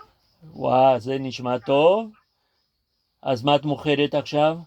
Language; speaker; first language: Hebrew; non-native, fluent; Spanish